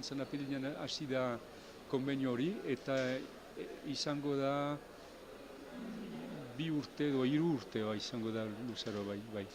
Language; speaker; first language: Basque; early bilingual, heritage; Basque